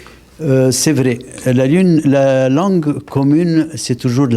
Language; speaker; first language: French; non-native, local second language; Arabic